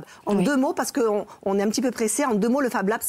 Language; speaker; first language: French; native; French